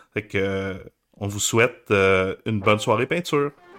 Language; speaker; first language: French; native; French